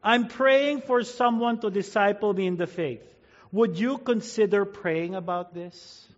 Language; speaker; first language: English; non-native, local second language; Filipino